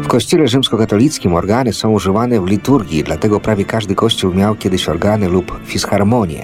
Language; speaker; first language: Polish; non-native, local second language; Ukrainian